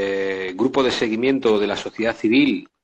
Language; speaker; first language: Spanish; native; Spanish